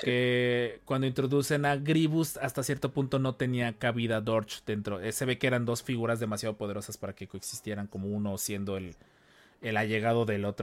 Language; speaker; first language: Spanish; native; Spanish